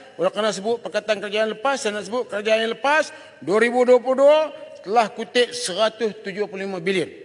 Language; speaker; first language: Malay; native; Malay